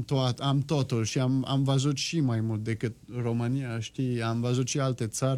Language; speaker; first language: Romanian; non-native, learner; French